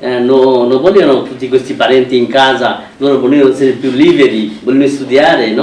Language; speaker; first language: Italian; non-native, fluent; Bangla